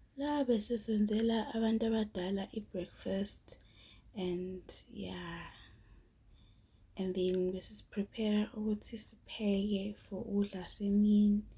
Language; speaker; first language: Zulu; native; Zulu